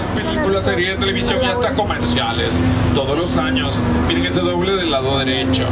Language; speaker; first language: Spanish; native; Spanish